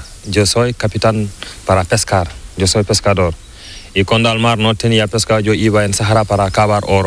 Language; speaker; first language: Spanish; non-native, learner; Fula